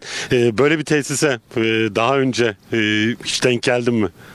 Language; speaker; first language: Turkish; native; Turkish